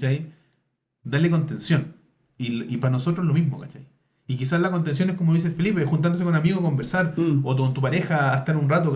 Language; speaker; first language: Spanish; native; Spanish